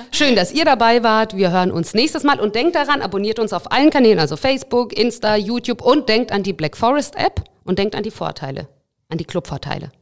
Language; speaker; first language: German; early bilingual, other home language; Russian